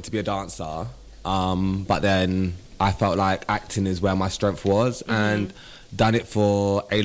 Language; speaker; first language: English; native; English